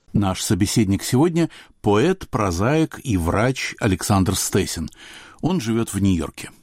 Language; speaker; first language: Russian; native; Russian